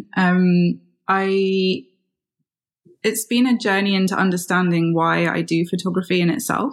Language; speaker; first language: English; native; English